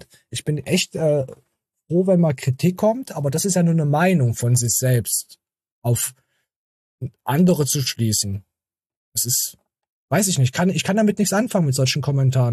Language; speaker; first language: German; native; German